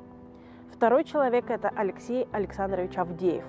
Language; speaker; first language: Russian; native; Russian